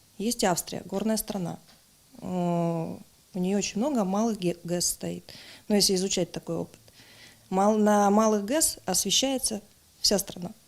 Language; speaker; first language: Russian; native; Russian